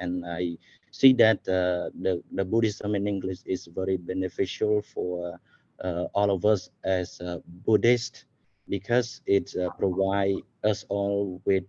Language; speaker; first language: English; non-native, fluent; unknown